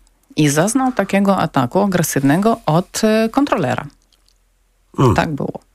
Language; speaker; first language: Polish; non-native, learner; Ukrainian